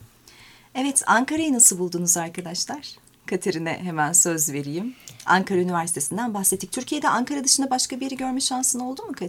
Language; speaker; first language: Turkish; native; Turkish